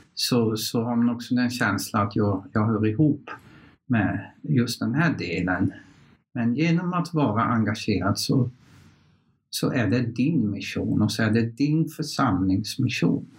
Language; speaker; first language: Swedish; non-native, fluent; Dutch